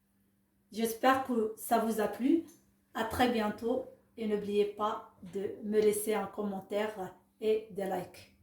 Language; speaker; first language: French; non-native, local second language; Arabic